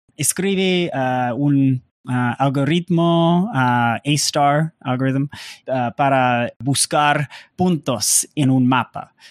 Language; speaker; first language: Spanish; non-native, learner; English